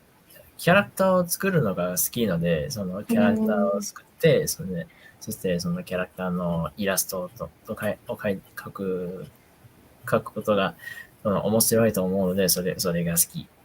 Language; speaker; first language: Japanese; non-native, fluent; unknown